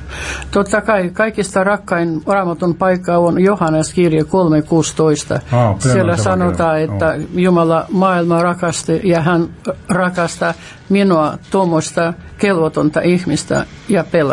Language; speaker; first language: Finnish; non-native, fluent; Russian